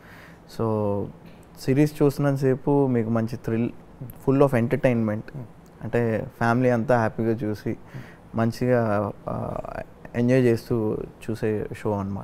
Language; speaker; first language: Telugu; native; Telugu